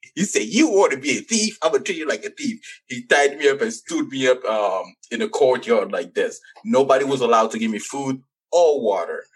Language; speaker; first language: English; non-native, local second language; French